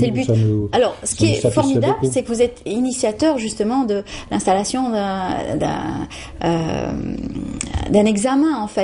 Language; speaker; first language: French; native; French